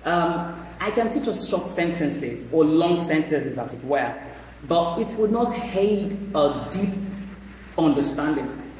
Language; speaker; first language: English; non-native, local second language; Yoruba